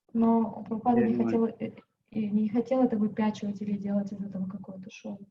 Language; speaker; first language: Russian; native; Russian